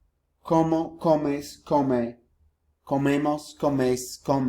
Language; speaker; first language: Spanish; non-native, fluent; English